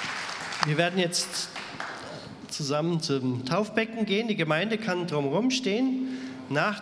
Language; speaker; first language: German; native; German